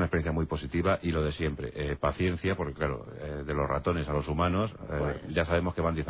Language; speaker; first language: Spanish; native; Spanish